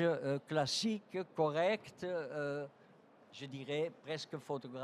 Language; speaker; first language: French; non-native, fluent; Dutch